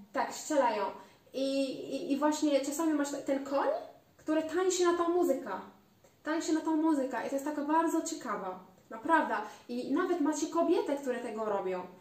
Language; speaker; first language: Polish; non-native, learner; Arabic